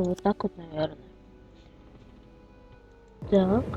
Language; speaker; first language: Russian; native; Russian